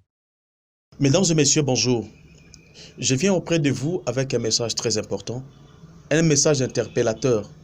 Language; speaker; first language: French; non-native, local second language; Luba-Lulua